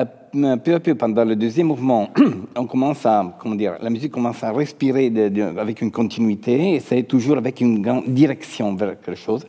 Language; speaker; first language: French; non-native, fluent; Italian